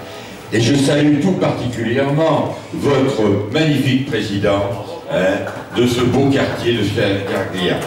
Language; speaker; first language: French; native; French